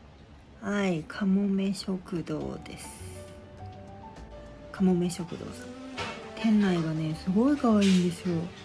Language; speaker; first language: Japanese; native; Japanese